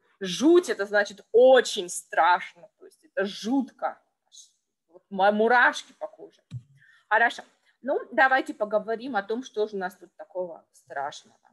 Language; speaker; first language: Russian; native; Russian